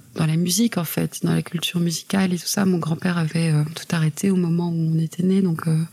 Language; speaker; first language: French; native; French